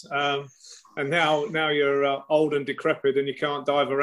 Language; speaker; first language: English; native; English